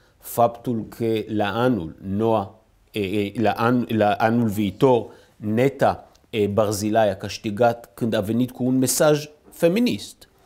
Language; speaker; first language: Romanian; early bilingual, heritage; Hebrew